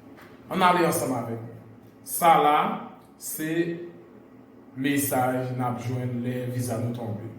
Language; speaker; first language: French; non-native, learner; Haitian Creole